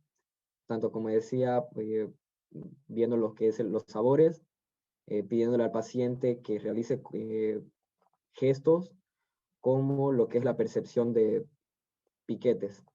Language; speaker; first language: Spanish; native; Spanish